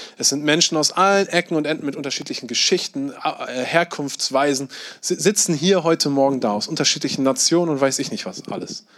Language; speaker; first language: German; native; German